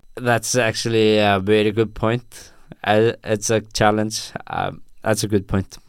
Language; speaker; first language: English; non-native, fluent; Icelandic